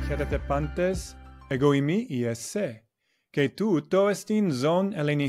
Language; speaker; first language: Greek; non-native, fluent; English